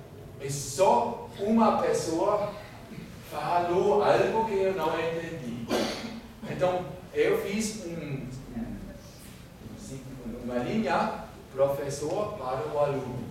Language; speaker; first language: Portuguese; non-native, fluent; German